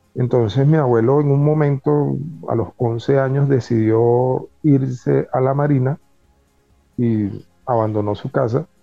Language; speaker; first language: Spanish; native; Spanish